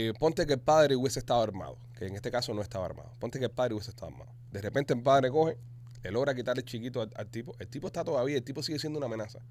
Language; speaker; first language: Spanish; native; Spanish